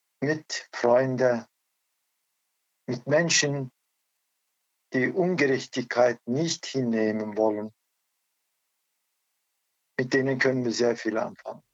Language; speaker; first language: German; non-native, learner; Turkish